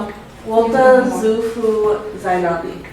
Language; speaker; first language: Chinese; non-native, learner; English